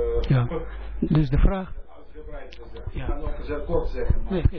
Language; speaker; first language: Dutch; non-native, learner; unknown